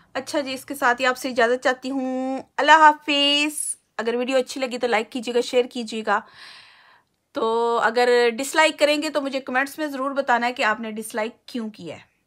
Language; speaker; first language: Urdu; native; Urdu